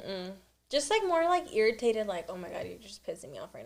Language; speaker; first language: English; native; English